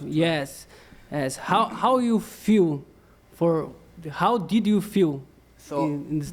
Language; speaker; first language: English; non-native, learner; Portuguese